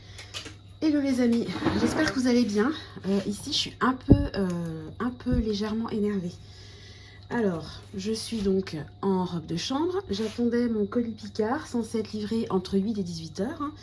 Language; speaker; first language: French; native; French